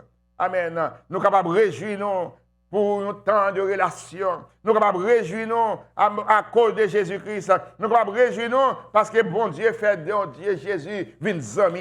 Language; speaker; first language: French; non-native, local second language; Haitian Creole